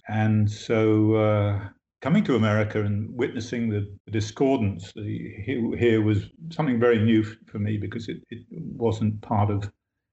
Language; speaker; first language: English; native; English